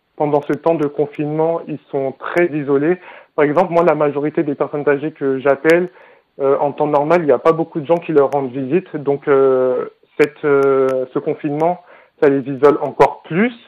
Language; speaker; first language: French; native; French